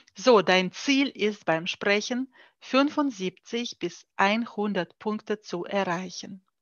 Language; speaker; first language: German; non-native, fluent; Russian